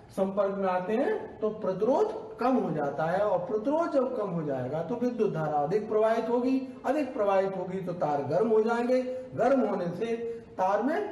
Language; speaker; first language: Hindi; native; Hindi